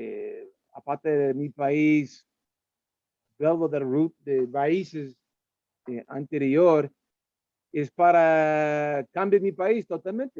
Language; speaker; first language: Spanish; non-native, learner; English